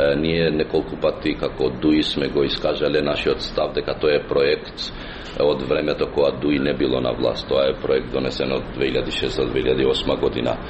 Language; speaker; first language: Macedonian; non-native, local second language; Albanian